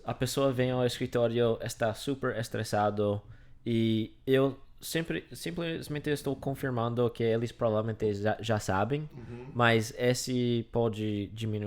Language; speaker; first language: Portuguese; non-native, fluent; English